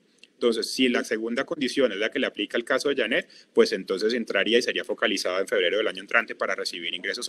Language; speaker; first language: Spanish; native; Spanish